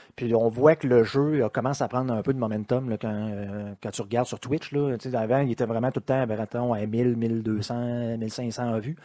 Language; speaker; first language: French; native; French